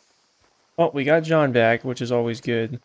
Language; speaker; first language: English; native; English